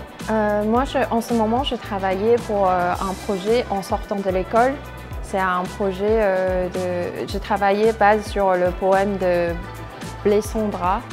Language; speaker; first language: French; non-native, fluent; Chinese